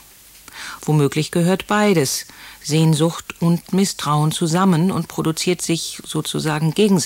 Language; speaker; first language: German; native; German